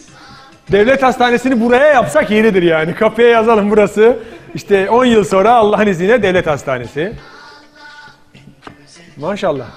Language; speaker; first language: Turkish; native; Turkish